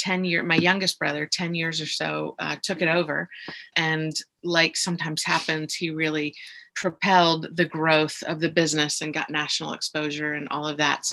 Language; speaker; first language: English; native; English